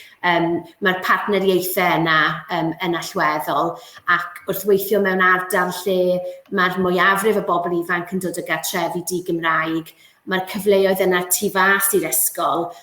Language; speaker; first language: Welsh; native; Welsh